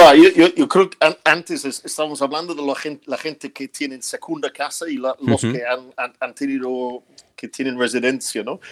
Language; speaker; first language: Spanish; non-native, fluent; English